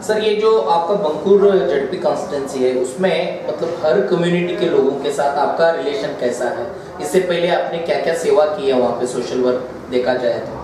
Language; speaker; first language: Hindi; non-native, local second language; Kannada